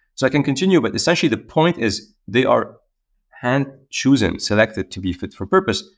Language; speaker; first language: English; non-native, fluent; Arabic